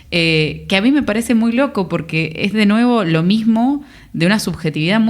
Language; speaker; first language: Spanish; native; Spanish